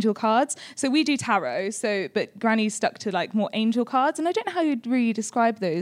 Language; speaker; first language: English; native; English